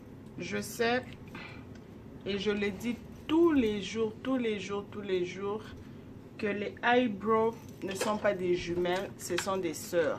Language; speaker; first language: French; non-native, local second language; Lingala